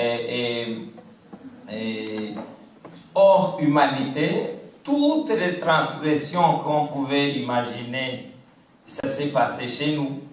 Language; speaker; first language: French; non-native, local second language; Kinyarwanda